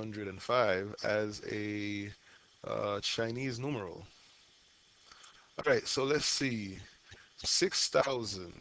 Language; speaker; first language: English; native; English